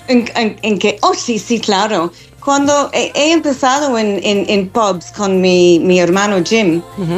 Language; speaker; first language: Spanish; non-native, fluent; English